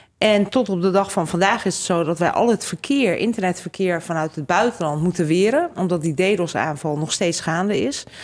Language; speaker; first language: Dutch; early bilingual, other home language; Hungarian